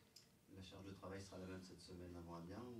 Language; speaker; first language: French; native; French